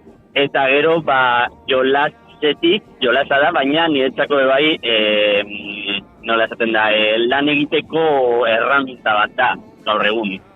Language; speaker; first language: Basque; non-native, local second language; Spanish